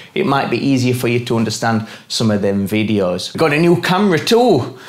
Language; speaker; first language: English; native; English